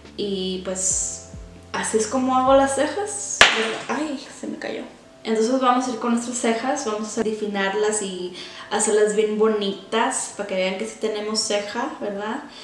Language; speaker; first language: Spanish; early bilingual, heritage; Spanish